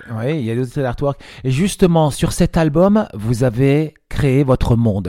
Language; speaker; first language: French; native; French